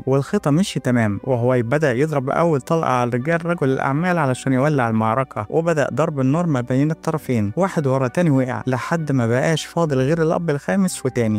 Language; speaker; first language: Arabic; native; Arabic